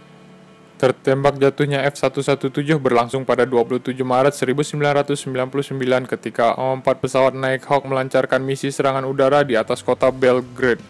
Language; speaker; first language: Indonesian; native; Indonesian